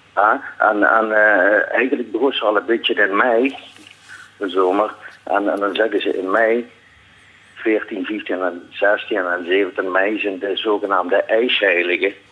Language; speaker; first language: Dutch; native; Dutch